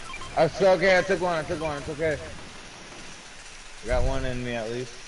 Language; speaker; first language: English; native; English